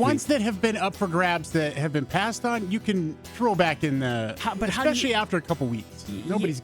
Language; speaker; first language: English; native; English